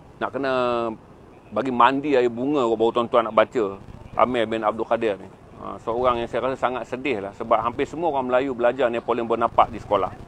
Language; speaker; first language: Malay; native; Malay